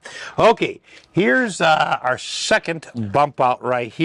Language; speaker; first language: English; native; English